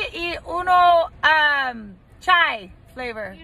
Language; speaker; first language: Spanish; non-native, learner; English